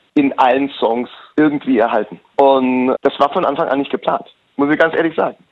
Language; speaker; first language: German; native; German